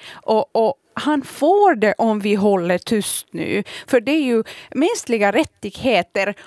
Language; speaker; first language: Swedish; early bilingual, other home language; Kurdish